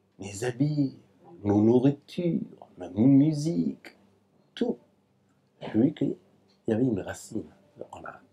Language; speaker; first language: French; non-native, fluent; Persian